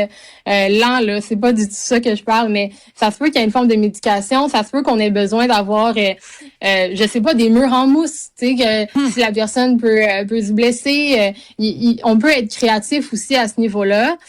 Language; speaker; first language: French; native; French